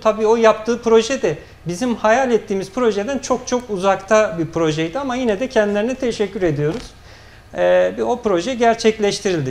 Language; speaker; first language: Turkish; native; Turkish